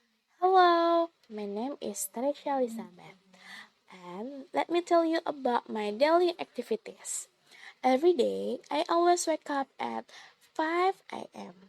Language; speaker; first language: English; non-native, learner; Indonesian